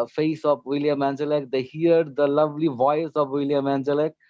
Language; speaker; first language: English; non-native, local second language; Bangla